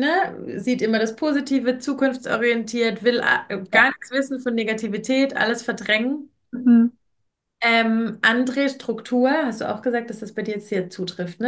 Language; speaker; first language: German; native; German